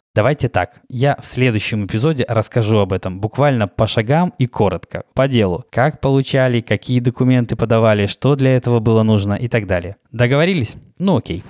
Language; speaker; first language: Russian; native; Russian